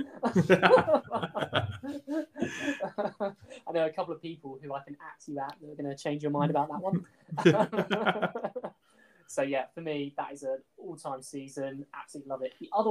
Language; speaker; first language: English; native; English